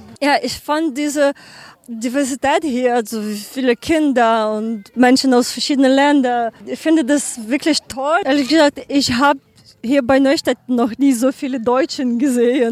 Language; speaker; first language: German; non-native, learner; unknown